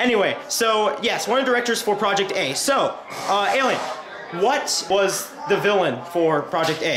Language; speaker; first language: English; native; English